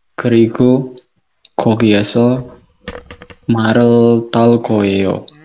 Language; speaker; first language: Korean; non-native, learner; Indonesian